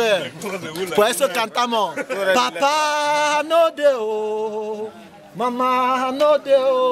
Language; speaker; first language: Spanish; non-native, learner; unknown